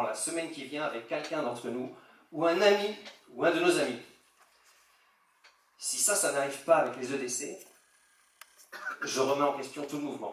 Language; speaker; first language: French; native; French